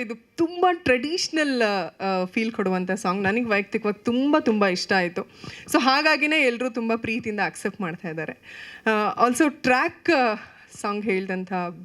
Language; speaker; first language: Kannada; native; Kannada